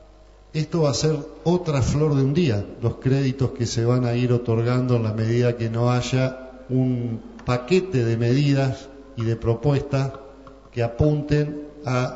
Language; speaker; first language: Spanish; native; Spanish